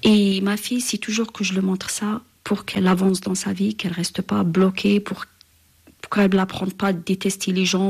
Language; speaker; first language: French; non-native, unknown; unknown